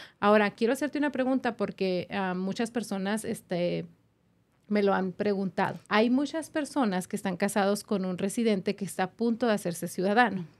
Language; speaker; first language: Spanish; native; Spanish